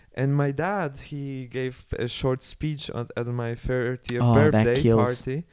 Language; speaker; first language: English; non-native, fluent; Polish